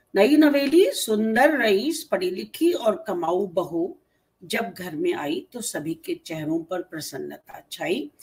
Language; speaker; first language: Hindi; native; Hindi